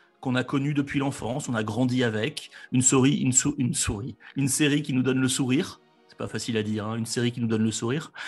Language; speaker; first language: French; native; French